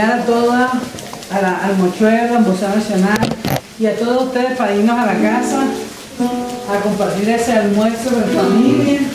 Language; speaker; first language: Spanish; native; Spanish